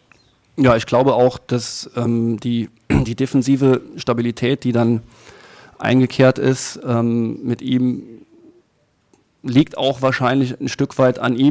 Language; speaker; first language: German; native; German